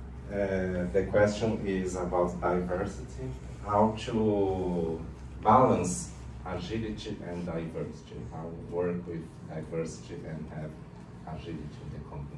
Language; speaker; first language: English; non-native, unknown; Portuguese